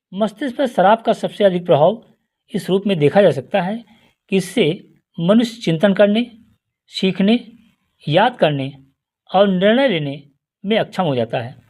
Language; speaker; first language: Hindi; native; Hindi